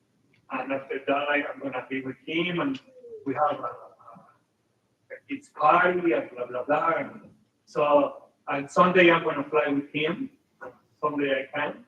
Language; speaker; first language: English; non-native, learner; Spanish